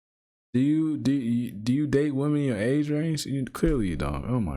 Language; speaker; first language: English; native; English